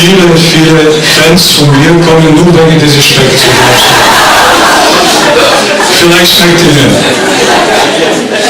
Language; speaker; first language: German; non-native, fluent; Bulgarian